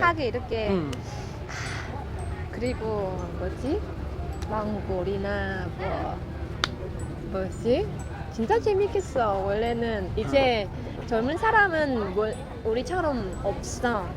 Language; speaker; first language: Korean; non-native, learner; Vietnamese